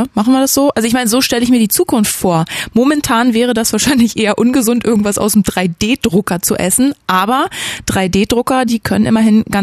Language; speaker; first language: German; native; German